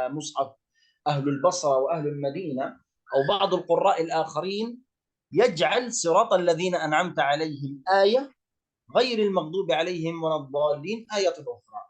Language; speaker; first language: Arabic; native; Arabic